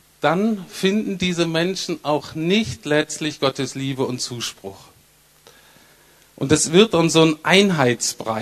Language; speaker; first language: German; native; German